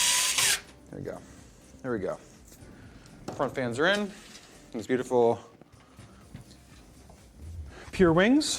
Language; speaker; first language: English; native; English